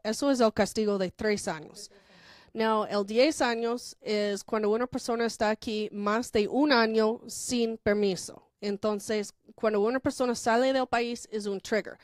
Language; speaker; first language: Spanish; non-native, fluent; English